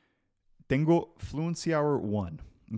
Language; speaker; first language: Spanish; non-native, fluent; English